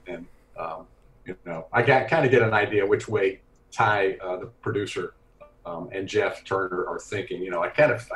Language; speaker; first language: English; native; English